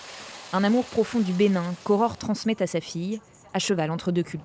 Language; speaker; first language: French; native; French